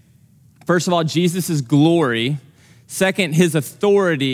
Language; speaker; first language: English; native; English